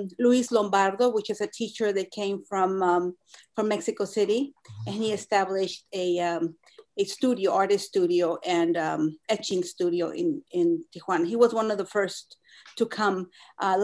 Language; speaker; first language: English; non-native, fluent; Spanish